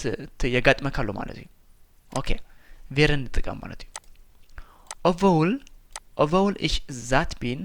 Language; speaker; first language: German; non-native, fluent; Tigrinya